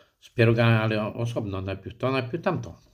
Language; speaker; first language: Polish; native; Polish